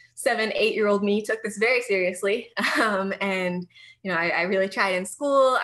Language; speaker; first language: English; native; English